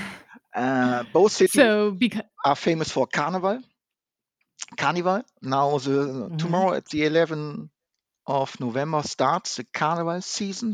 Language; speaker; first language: English; non-native, fluent; German